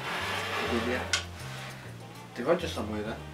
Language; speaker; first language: Russian; non-native, learner; Indonesian